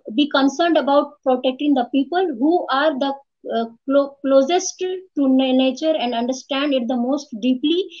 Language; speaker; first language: English; non-native, local second language; Hindi